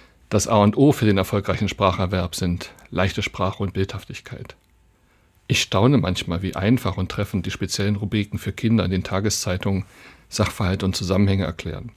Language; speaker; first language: German; native; German